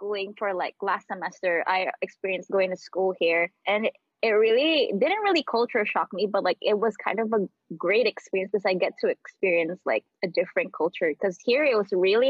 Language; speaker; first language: English; non-native, local second language; Filipino